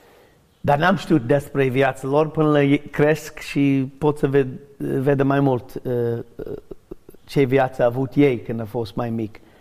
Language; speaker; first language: Romanian; non-native, learner; English